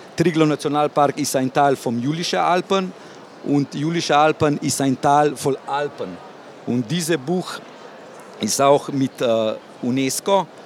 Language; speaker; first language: German; non-native, learner; Slovenian